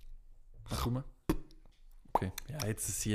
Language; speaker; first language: German; native; German